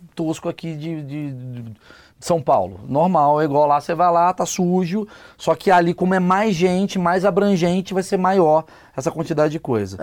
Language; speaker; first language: Portuguese; native; Portuguese